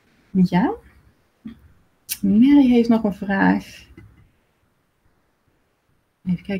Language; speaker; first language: Dutch; native; Dutch